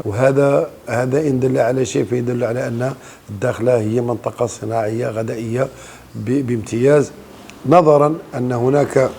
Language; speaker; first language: Arabic; native; Arabic